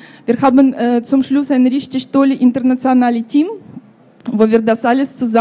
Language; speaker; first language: German; non-native, fluent; Russian